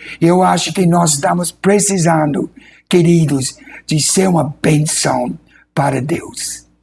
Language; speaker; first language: Portuguese; non-native, fluent; English